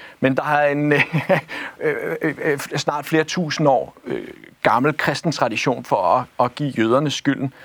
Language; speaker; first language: Danish; native; Danish